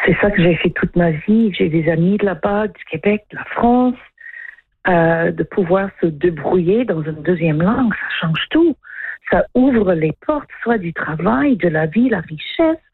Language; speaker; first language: French; non-native, local second language; English